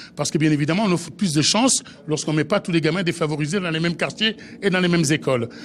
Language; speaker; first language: French; native; French